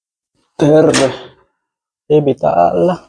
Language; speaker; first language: Finnish; non-native, learner; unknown